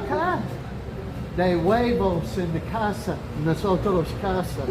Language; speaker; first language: Spanish; non-native, learner; English